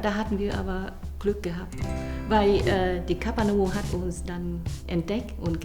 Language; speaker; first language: German; non-native, fluent; Vietnamese